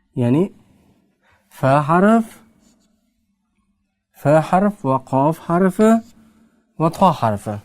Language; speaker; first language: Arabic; non-native, learner; Uzbek